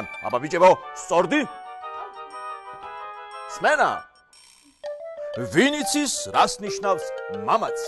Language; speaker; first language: Georgian; native; Georgian